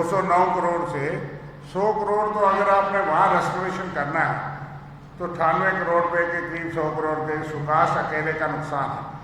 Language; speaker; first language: Urdu; non-native, local second language; Dogri